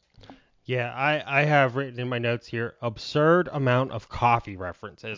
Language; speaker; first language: English; native; English